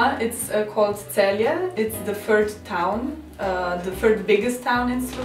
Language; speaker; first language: English; non-native, learner; Slovenian